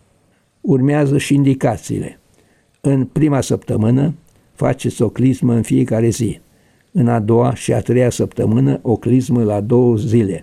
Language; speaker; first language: Romanian; native; Romanian